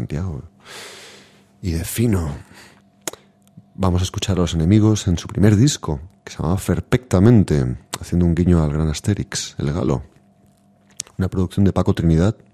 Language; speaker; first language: Spanish; native; Spanish